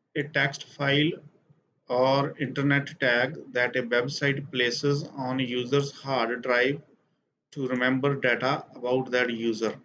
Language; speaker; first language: English; non-native, local second language; Punjabi